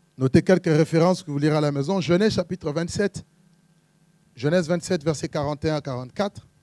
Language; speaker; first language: French; non-native, local second language; Lingala